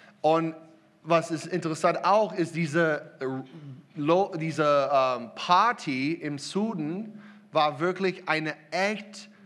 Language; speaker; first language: German; non-native, learner; English